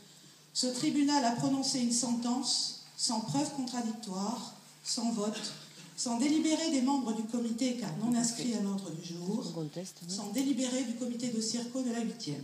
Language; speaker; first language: French; native; French